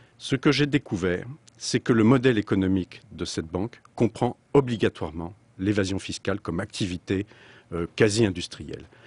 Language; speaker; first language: French; native; French